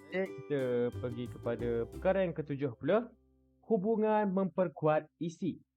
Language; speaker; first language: Malay; native; Malay